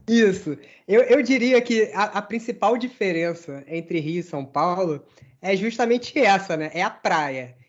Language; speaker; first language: Portuguese; native; Portuguese